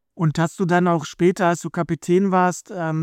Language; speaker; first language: German; native; German